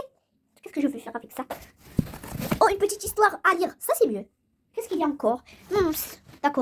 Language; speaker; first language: French; non-native, local second language; Arabic